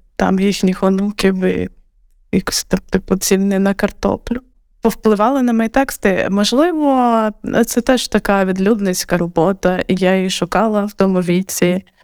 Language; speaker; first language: Ukrainian; non-native, local second language; Russian